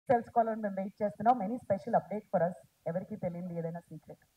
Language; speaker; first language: Telugu; native; Telugu